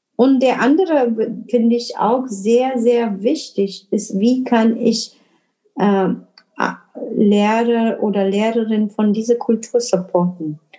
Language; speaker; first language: German; non-native, fluent; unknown